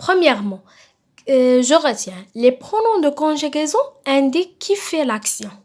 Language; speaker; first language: French; non-native, local second language; Arabic